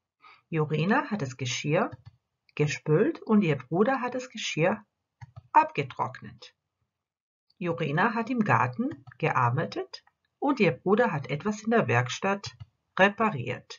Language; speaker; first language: German; non-native, fluent; Croatian